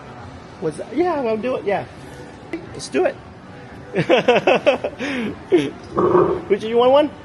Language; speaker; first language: English; early bilingual, heritage; Vietnamese